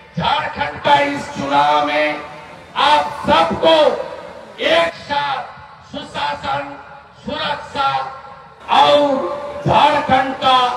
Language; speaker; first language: Hindi; non-native, local second language; Bangla